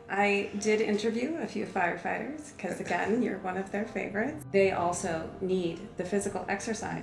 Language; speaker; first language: English; native; English